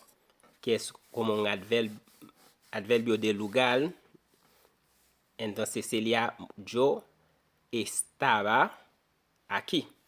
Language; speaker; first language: Spanish; non-native, fluent; Haitian Creole